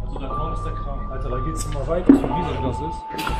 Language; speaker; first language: German; native; German